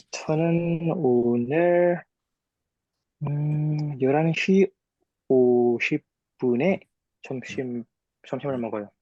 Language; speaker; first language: Korean; non-native, learner; Indonesian